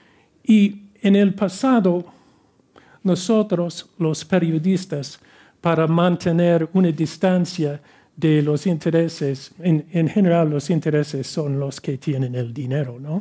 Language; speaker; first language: Spanish; non-native, fluent; English